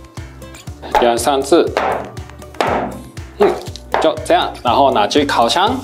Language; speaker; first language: Chinese; non-native, fluent; Japanese